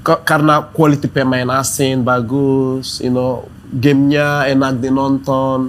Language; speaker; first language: Indonesian; non-native, fluent; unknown